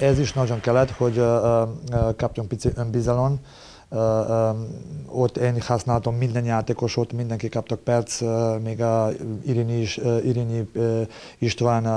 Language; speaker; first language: Hungarian; non-native, learner; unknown